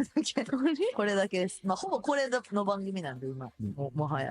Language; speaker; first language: Japanese; native; Japanese